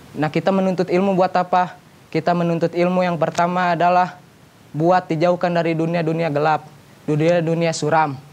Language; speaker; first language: Indonesian; native; Indonesian